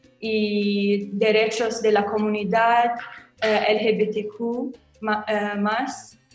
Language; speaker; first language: Spanish; non-native, learner; Arabic